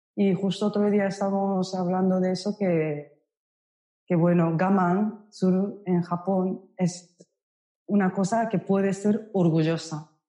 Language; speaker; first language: Spanish; non-native, fluent; Japanese